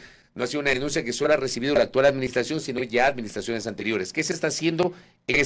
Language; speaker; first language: Spanish; native; Spanish